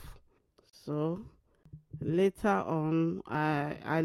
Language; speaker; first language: English; non-native, local second language; Akan